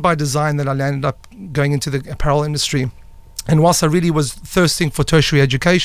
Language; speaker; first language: English; native; English